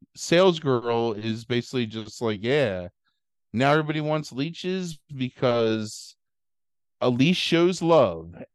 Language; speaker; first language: English; native; English